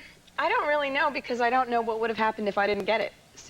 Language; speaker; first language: English; native; English